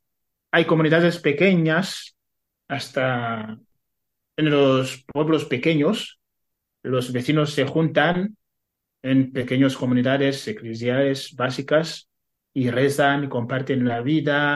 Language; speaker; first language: Spanish; non-native, fluent; Kinyarwanda